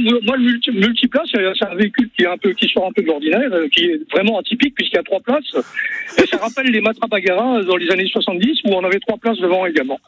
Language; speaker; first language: French; native; French